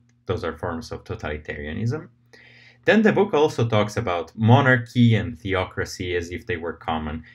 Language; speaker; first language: English; non-native, fluent; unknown